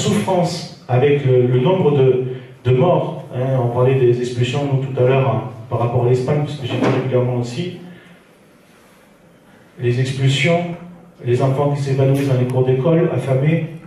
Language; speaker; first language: French; native; French